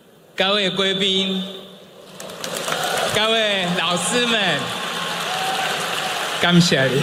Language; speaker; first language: Chinese; non-native, fluent; Swahili